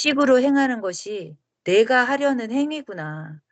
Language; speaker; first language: Korean; native; Korean